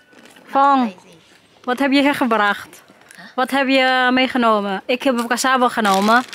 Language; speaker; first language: Dutch; non-native, fluent; Waray